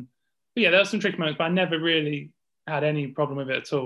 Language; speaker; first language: English; native; English